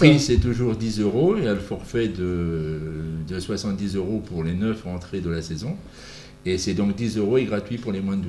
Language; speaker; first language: French; native; French